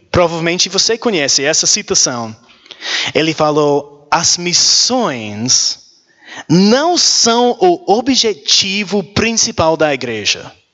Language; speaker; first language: Portuguese; non-native, learner; English